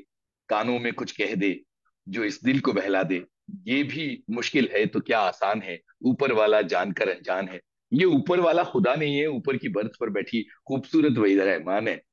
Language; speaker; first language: Hindi; native; Hindi